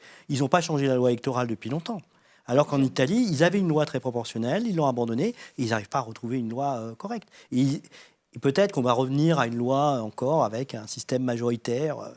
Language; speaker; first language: French; native; French